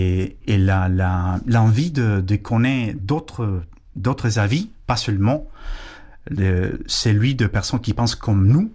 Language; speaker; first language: French; non-native, fluent; Spanish